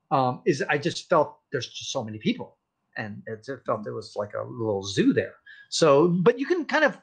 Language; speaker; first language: English; native; English